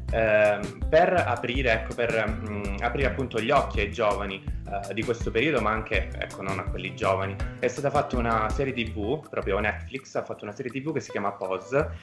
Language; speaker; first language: Italian; native; Italian